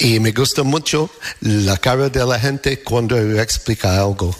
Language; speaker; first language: Spanish; non-native, fluent; English